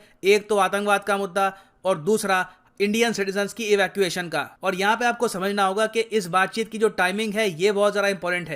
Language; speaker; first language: Hindi; native; Hindi